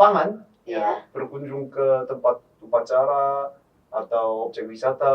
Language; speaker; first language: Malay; non-native, fluent; Korean